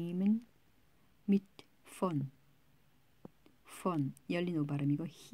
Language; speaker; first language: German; non-native, fluent; Korean